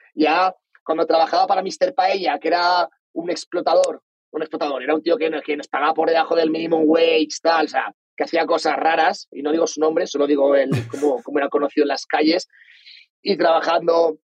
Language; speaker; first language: Spanish; native; Spanish